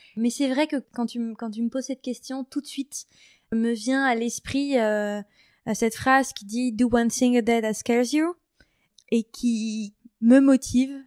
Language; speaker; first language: French; native; French